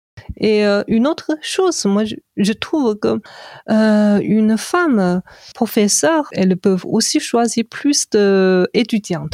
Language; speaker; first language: French; non-native, fluent; Chinese